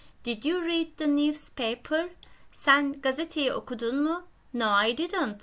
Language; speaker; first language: English; non-native, fluent; Turkish